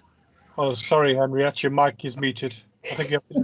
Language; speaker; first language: English; native; English